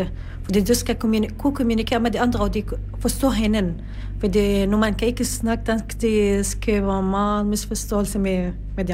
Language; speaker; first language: Danish; non-native, learner; Arabic